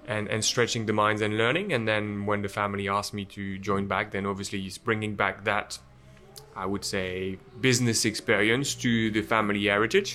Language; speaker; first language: English; non-native, fluent; French